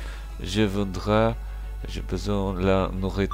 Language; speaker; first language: French; non-native, learner; Russian